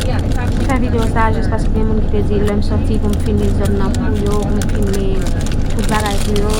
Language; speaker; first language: French; non-native, local second language; Haitian Creole